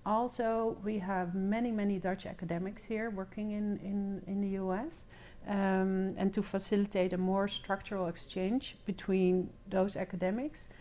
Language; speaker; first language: English; non-native, fluent; Dutch